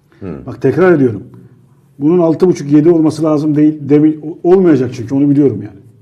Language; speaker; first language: Turkish; native; Turkish